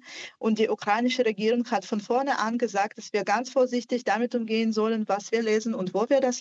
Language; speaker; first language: German; non-native, fluent; Ukrainian